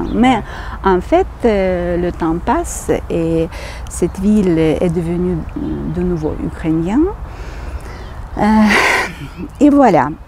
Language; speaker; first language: French; non-native, fluent; Ukrainian